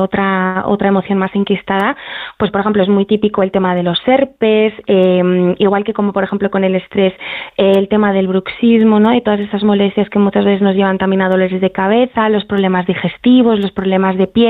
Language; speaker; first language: Spanish; native; Spanish